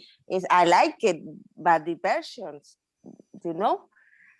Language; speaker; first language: English; non-native, learner; Spanish